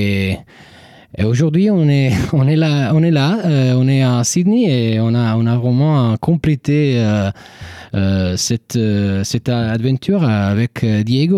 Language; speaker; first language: French; non-native, fluent; Italian